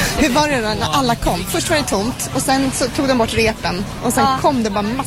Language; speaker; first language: Swedish; native; Swedish